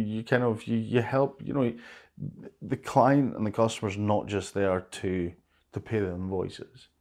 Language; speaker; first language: English; native; English